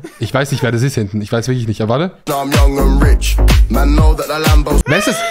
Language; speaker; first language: German; native; German